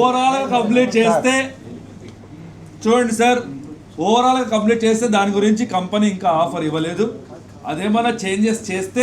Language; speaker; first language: Telugu; native; Telugu